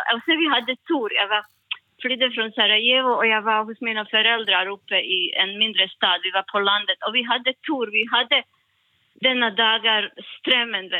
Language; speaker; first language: Swedish; non-native, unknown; Bosnian